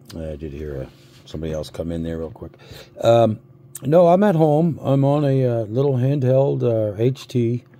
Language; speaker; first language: English; native; English